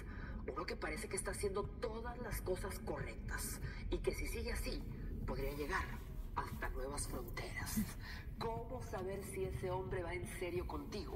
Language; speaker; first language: Spanish; native; Spanish